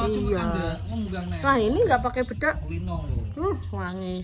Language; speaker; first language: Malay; non-native, local second language; Javanese